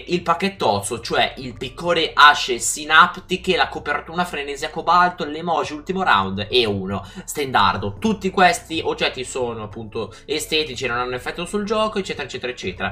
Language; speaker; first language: Italian; native; Italian